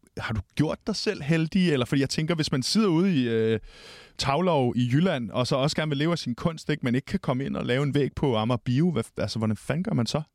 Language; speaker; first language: Danish; native; Danish